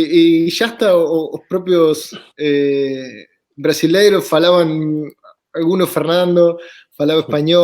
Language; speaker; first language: Portuguese; non-native, fluent; Spanish